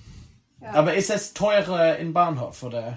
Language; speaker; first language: German; non-native, learner; English